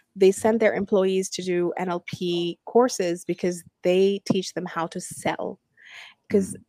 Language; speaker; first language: English; non-native, fluent; Arabic